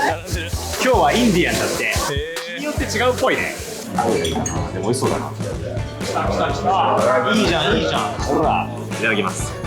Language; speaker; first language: Japanese; native; Japanese